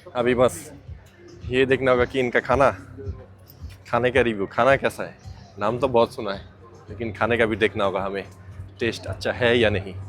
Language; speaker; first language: Urdu; non-native, fluent; Bangla